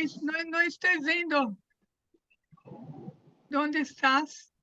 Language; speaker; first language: Spanish; non-native, fluent; Portuguese